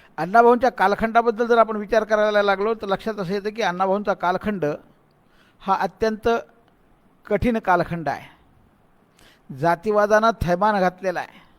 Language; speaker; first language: Marathi; non-native, local second language; Hindi